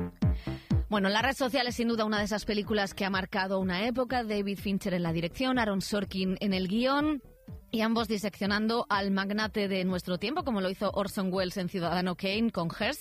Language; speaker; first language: Spanish; native; Spanish